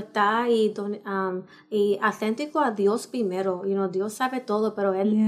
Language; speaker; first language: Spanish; early bilingual, heritage; Spanish